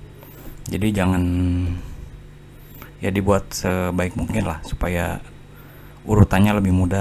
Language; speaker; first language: Indonesian; native; Indonesian